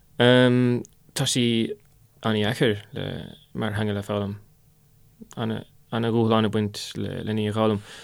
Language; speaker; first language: Irish; non-native, local second language; English